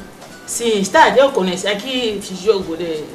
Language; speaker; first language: Portuguese; non-native, learner; Lingala